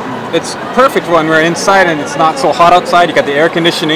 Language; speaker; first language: English; native; English